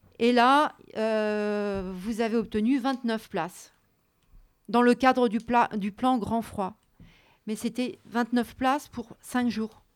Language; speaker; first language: French; native; French